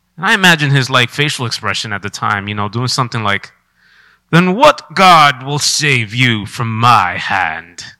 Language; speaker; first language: English; early bilingual, other home language; Spanish